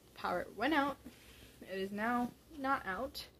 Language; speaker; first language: English; native; English